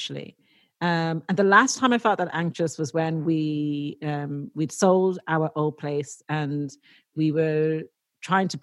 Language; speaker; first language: English; native; English